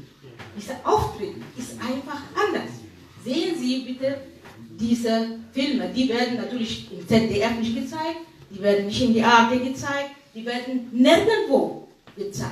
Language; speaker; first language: German; non-native, fluent; Arabic